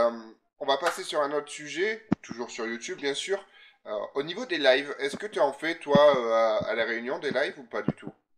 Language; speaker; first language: French; native; French